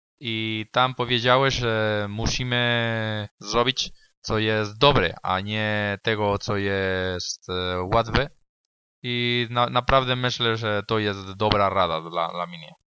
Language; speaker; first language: Polish; non-native, learner; Spanish